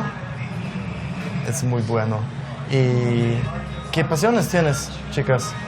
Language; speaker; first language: Spanish; non-native, learner; Polish